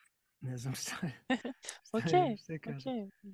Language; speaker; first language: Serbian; non-native, learner; English